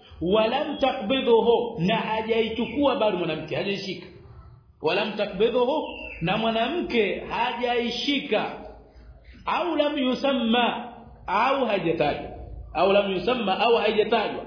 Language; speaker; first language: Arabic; non-native, fluent; Swahili